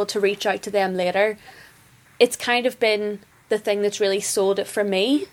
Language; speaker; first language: English; native; English